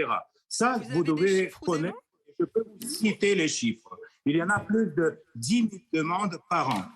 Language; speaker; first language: French; non-native, fluent; Russian